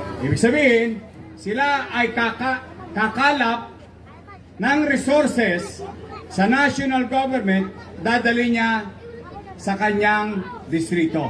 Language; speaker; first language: Filipino; native; Filipino